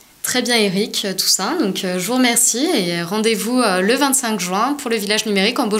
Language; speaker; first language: French; native; French